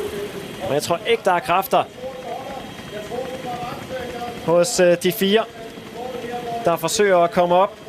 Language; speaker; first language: Danish; native; Danish